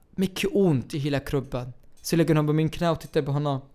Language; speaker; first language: Swedish; non-native, fluent; Arabic